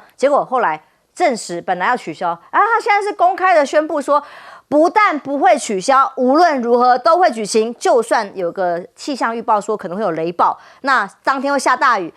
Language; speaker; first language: Chinese; native; Chinese